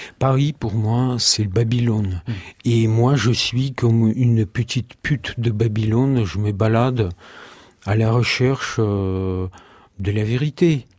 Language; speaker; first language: French; non-native, fluent; Russian